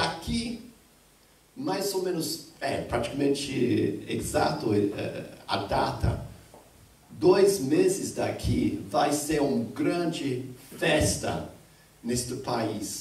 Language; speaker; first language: Portuguese; non-native, fluent; English